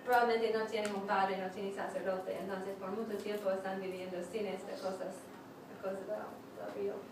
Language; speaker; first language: Spanish; non-native, fluent; English